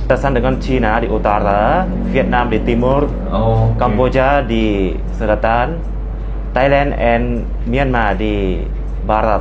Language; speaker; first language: Indonesian; non-native, fluent; Lao